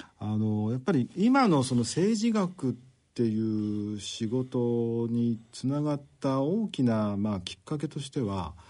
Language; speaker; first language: Japanese; native; Japanese